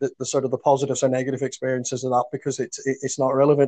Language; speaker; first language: English; native; English